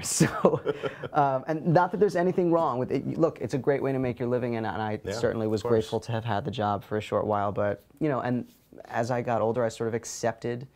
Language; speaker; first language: English; native; English